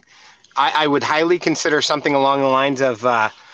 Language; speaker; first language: English; native; English